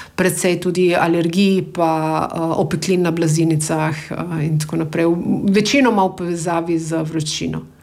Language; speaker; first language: Slovenian; native; Slovenian